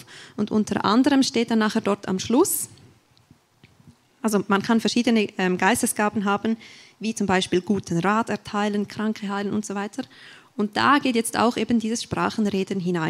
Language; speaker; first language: German; native; German